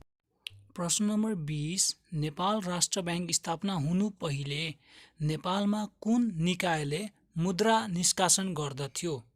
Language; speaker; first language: Nepali; native; Nepali